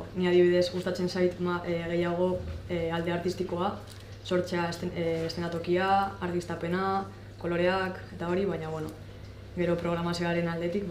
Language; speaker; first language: Basque; non-native, local second language; Spanish